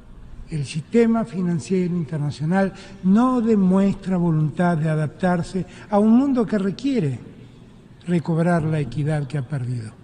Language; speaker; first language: Spanish; native; Spanish